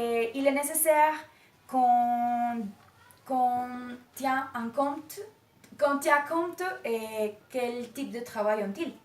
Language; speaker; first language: French; non-native, learner; Spanish